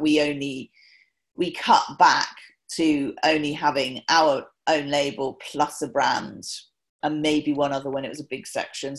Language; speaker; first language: English; native; English